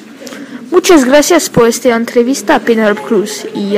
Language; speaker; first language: Spanish; non-native, learner; French